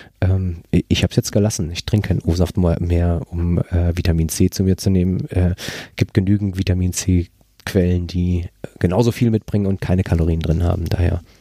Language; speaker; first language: German; non-native, fluent; Spanish